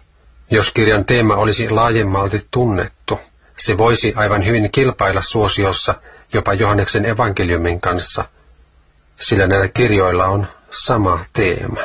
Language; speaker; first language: Finnish; native; Finnish